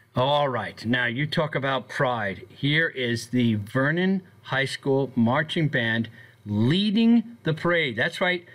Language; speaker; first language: English; native; English